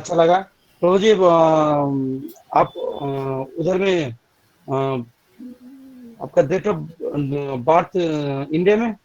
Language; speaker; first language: Hindi; non-native, local second language; Bangla